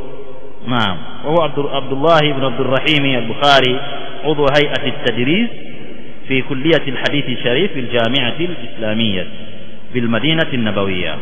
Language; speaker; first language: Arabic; non-native, fluent; Swahili